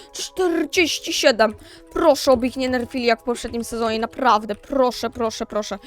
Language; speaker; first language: Polish; native; Polish